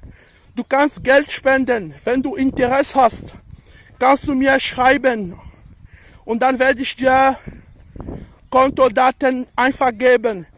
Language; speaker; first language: German; non-native, learner; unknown